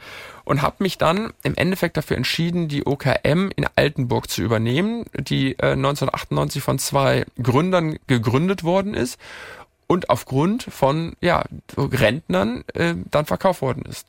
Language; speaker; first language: German; native; German